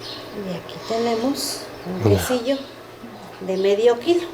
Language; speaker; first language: Spanish; native; Spanish